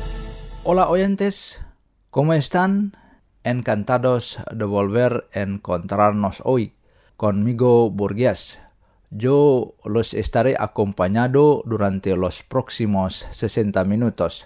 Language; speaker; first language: Spanish; non-native, fluent; Indonesian